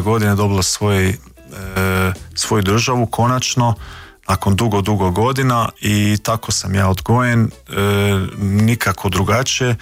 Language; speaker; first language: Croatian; early bilingual, heritage; Croatian